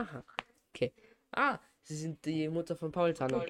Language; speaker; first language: German; native; German